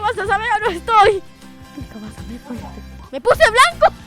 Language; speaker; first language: Spanish; native; Spanish